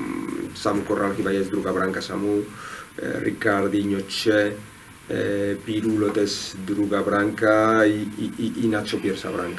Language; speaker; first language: Polish; non-native, learner; Spanish